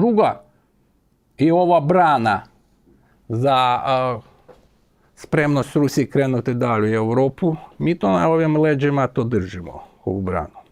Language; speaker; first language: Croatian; non-native, fluent; Ukrainian